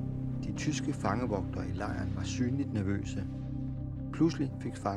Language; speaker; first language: Danish; native; Danish